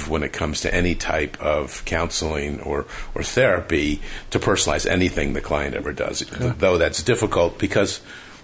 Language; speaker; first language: English; native; English